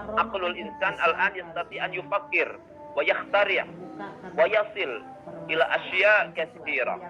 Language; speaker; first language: Arabic; non-native, fluent; Indonesian